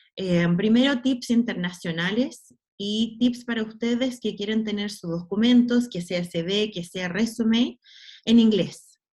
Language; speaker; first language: Spanish; non-native, fluent; English